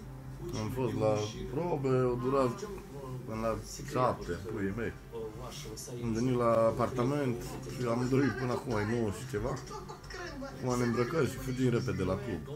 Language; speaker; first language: Romanian; native; Romanian